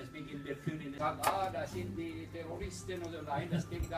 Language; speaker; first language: German; non-native, learner; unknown